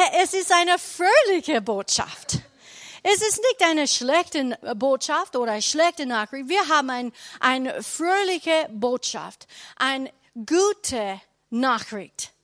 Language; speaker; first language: German; non-native, learner; English